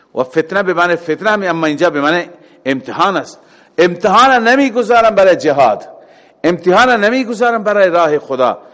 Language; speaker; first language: Persian; native; Persian